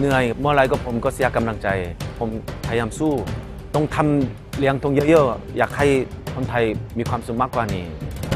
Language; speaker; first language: Thai; non-native, fluent; Korean